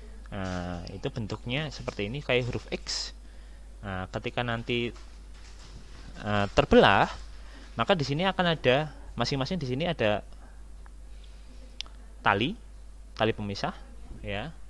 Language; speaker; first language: Indonesian; native; Indonesian